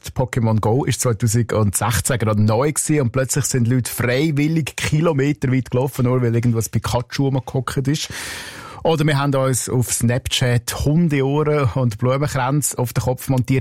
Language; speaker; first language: German; native; German